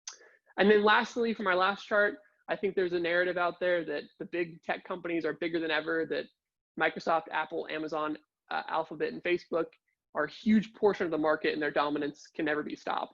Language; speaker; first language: English; native; English